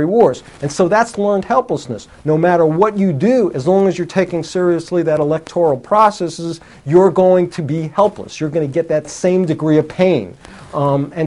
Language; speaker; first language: English; native; English